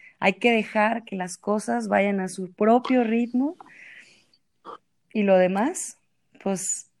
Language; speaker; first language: Spanish; native; Spanish